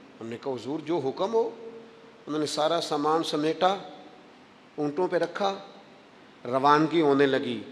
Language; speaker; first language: Urdu; non-native, local second language; Punjabi